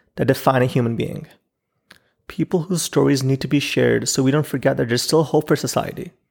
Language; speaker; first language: English; non-native, local second language; Urdu